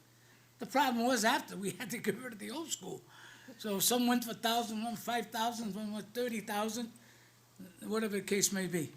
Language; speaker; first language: English; native; English